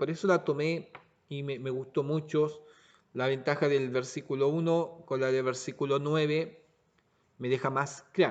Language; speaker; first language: Spanish; native; Spanish